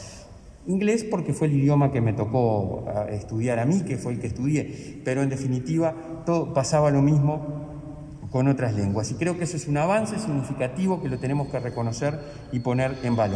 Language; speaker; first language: Spanish; native; Spanish